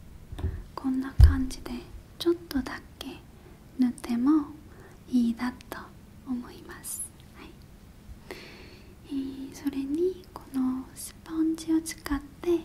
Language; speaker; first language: Japanese; non-native, fluent; Korean